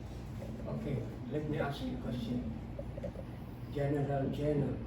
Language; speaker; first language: English; non-native, fluent; Indonesian